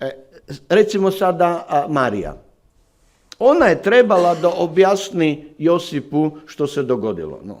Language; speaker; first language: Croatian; non-native, fluent; Slovak